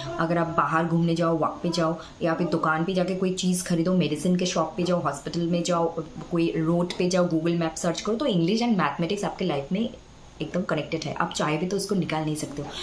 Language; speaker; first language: Hindi; non-native, local second language; Bangla